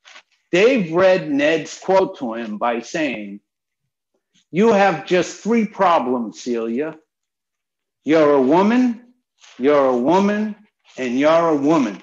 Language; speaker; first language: English; native; English